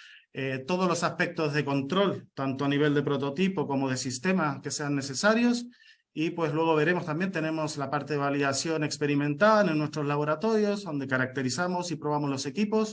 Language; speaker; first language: Spanish; native; Spanish